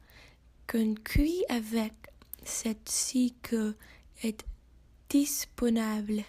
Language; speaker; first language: French; non-native, learner; English